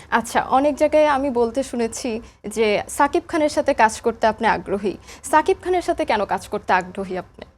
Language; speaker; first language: Bangla; native; Bangla